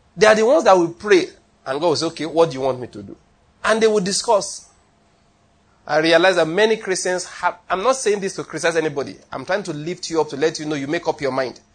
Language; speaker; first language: English; non-native, local second language; Yoruba